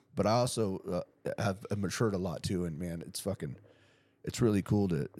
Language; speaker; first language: English; native; English